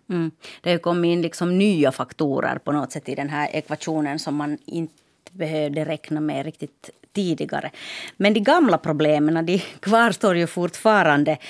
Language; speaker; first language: Swedish; native; Swedish